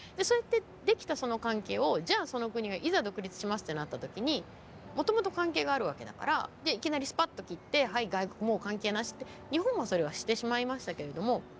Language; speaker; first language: Japanese; native; Japanese